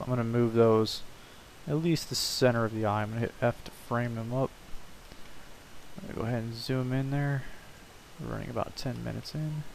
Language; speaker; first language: English; native; English